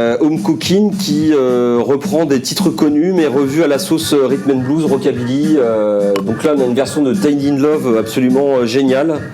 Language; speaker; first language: French; native; French